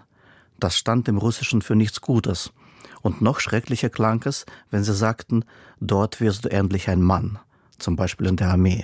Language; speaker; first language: German; non-native, fluent; Russian